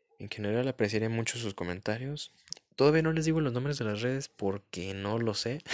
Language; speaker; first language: Spanish; early bilingual, heritage; Spanish